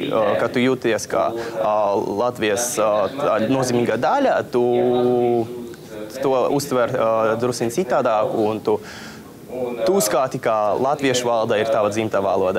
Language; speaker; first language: Latvian; non-native, fluent; Russian